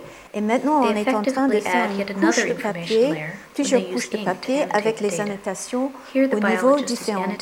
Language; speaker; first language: French; non-native, fluent; English